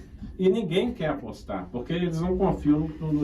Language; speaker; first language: Portuguese; native; Portuguese